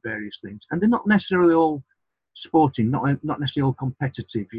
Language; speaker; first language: English; native; English